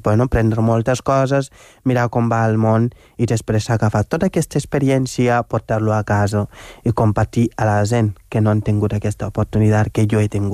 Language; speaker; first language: Catalan; non-native, fluent; Wolof